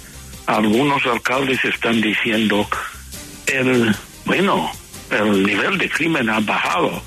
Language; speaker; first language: Spanish; non-native, fluent; English